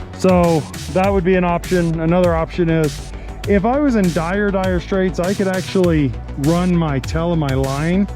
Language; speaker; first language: English; native; English